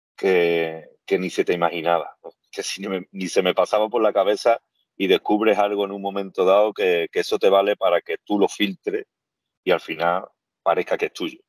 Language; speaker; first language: Spanish; native; Spanish